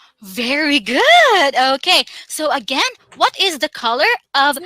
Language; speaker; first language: English; non-native, local second language; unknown